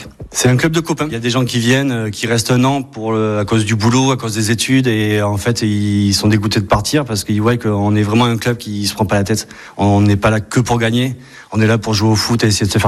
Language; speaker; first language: French; native; French